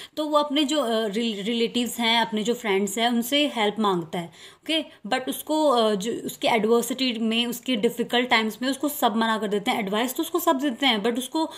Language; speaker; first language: Hindi; native; Hindi